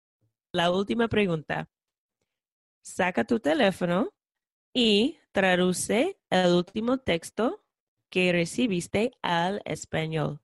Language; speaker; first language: Spanish; non-native, fluent; English